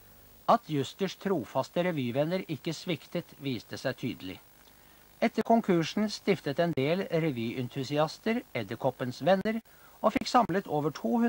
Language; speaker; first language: Norwegian; native; Norwegian